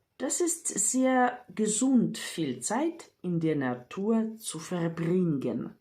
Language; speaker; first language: German; non-native, fluent; Ukrainian